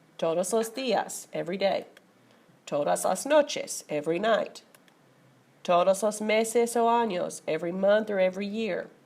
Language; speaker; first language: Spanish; non-native, fluent; English